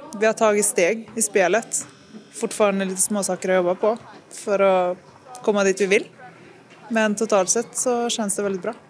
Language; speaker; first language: Swedish; native; Swedish